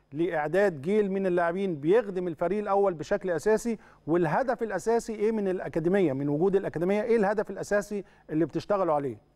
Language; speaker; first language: Arabic; native; Arabic